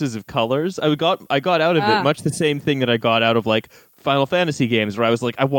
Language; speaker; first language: English; native; English